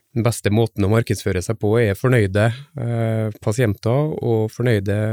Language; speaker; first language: Norwegian; native; Norwegian